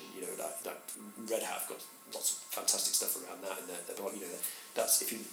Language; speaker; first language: English; native; English